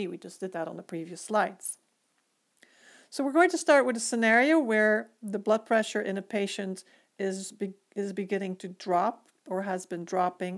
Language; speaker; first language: English; native; English